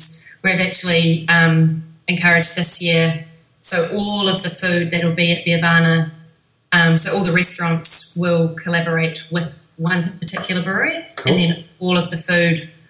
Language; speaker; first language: English; native; English